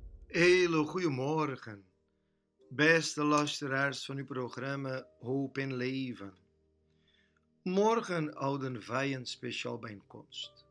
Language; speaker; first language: Dutch; non-native, fluent; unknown